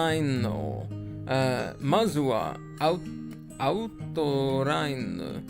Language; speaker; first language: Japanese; non-native, learner; English